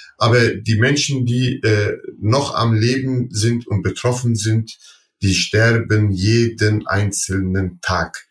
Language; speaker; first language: German; early bilingual, other home language; Turkish